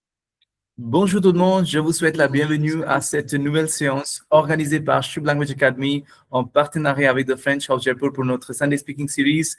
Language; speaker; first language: French; non-native, fluent; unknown